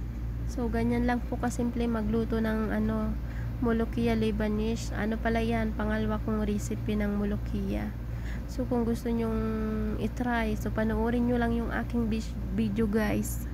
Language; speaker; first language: Filipino; native; Filipino